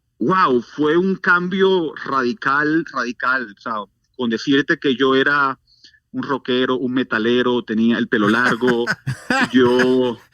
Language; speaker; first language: Spanish; native; Spanish